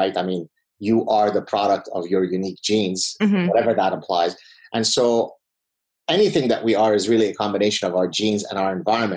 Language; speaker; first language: English; non-native, fluent; Arabic